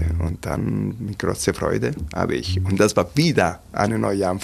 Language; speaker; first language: German; non-native, fluent; Italian